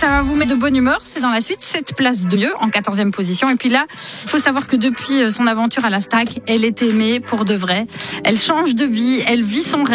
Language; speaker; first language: French; native; French